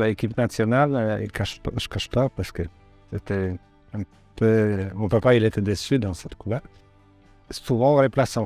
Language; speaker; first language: French; non-native, learner; Polish